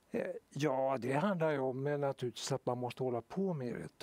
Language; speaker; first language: Swedish; native; Swedish